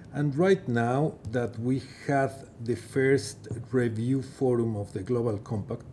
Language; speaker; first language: English; non-native, fluent; Persian